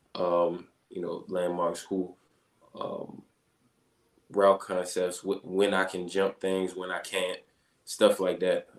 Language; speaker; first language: English; native; English